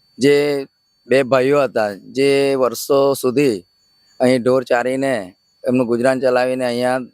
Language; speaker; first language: Gujarati; native; Gujarati